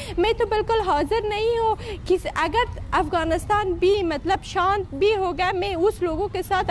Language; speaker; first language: Hindi; non-native, learner; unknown